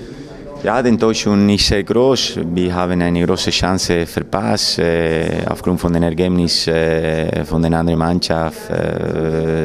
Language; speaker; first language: German; non-native, fluent; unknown